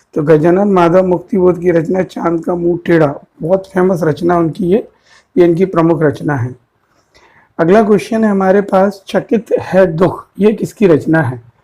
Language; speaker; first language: Hindi; native; Hindi